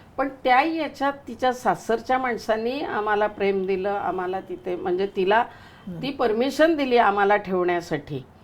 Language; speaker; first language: Marathi; native; Marathi